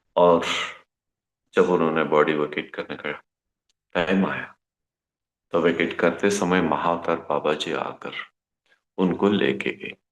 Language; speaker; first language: Hindi; non-native, local second language; Kannada